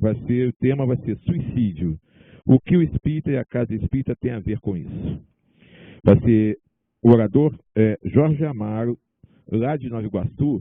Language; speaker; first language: Portuguese; native; Portuguese